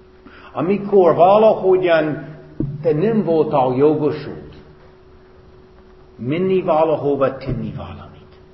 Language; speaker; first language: Hungarian; non-native, fluent; English